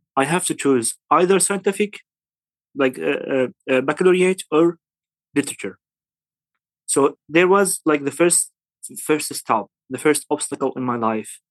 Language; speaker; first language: English; non-native, fluent; Arabic